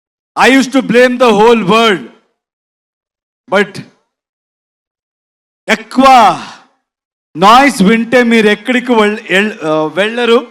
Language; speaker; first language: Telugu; non-native, learner; Kannada